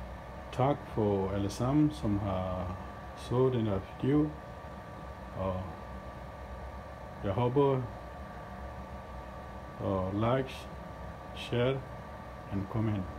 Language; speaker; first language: Danish; non-native, learner; Achinese